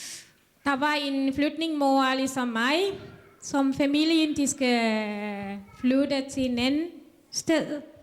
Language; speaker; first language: Danish; non-native, fluent; Tamil